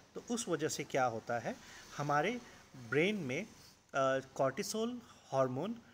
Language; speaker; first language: Hindi; non-native, local second language; Assamese